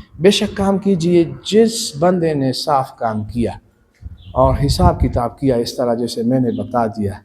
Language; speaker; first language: Urdu; non-native, local second language; Pashto